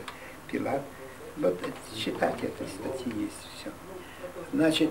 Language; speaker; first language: Russian; non-native, local second language; Yiddish